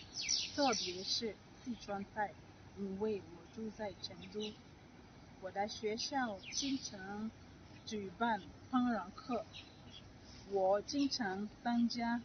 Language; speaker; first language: Chinese; non-native, learner; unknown